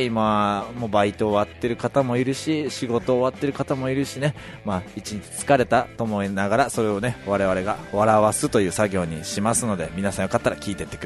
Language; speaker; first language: Japanese; native; Japanese